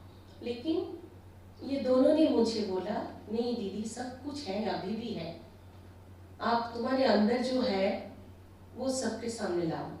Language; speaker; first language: Hindi; non-native, local second language; Bangla